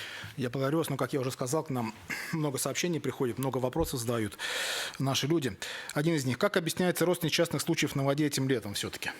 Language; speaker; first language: Russian; native; Russian